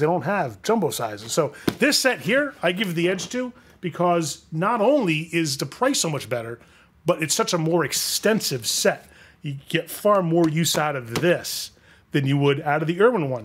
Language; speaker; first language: English; native; English